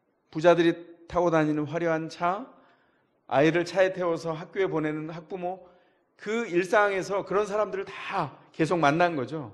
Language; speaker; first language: Korean; native; Korean